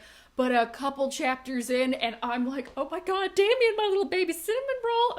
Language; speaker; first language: English; native; English